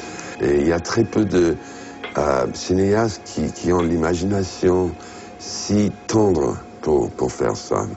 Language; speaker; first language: French; non-native, fluent; English